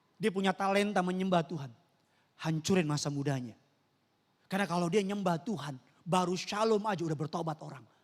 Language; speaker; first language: Indonesian; native; Indonesian